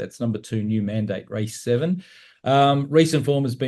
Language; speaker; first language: English; native; English